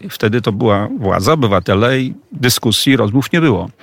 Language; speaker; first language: Polish; native; Polish